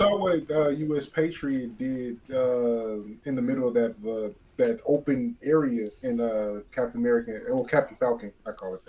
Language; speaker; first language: English; native; English